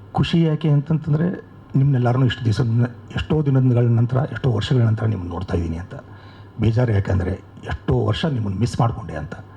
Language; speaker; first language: Kannada; native; Kannada